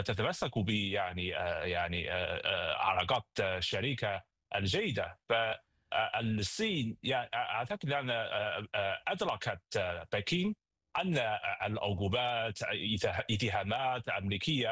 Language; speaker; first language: Arabic; non-native, fluent; Chinese